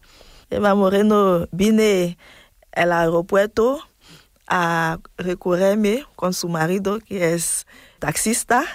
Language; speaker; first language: Spanish; non-native, fluent; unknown